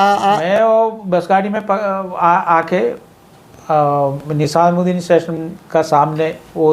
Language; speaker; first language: Hindi; non-native, local second language; Malayalam